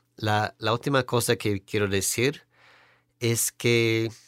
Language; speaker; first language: Spanish; non-native, fluent; English